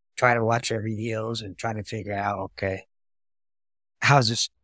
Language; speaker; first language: English; non-native, fluent; Vietnamese